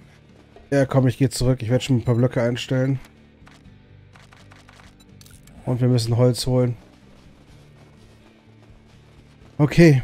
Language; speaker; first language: German; native; German